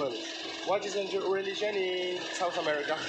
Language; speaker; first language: English; non-native, fluent; French